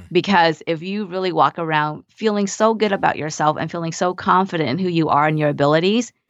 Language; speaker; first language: English; early bilingual, other home language; Vietnamese